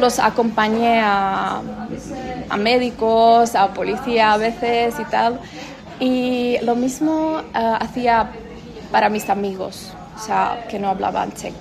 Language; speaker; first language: Spanish; non-native, fluent; Czech